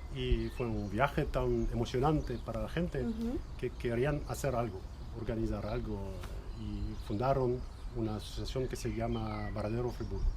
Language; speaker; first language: Spanish; non-native, fluent; French